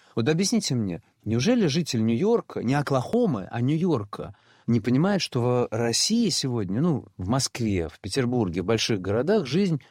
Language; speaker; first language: Russian; native; Russian